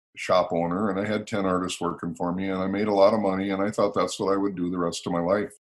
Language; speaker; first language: English; native; English